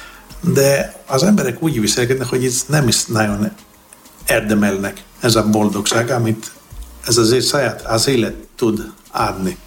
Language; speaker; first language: Hungarian; non-native, fluent; Greek